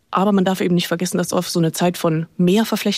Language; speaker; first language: German; native; German